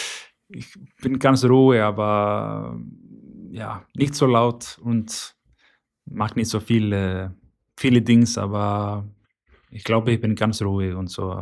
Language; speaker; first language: German; non-native, learner; Icelandic